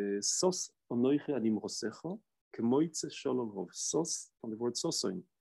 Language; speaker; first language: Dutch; non-native, fluent; Hebrew